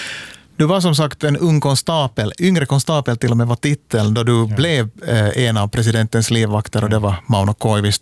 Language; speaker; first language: Swedish; native; Swedish